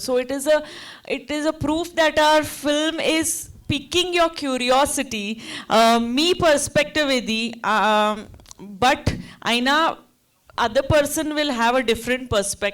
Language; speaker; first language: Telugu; non-native, fluent; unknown